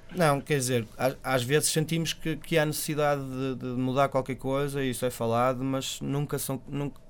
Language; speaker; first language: Portuguese; native; Portuguese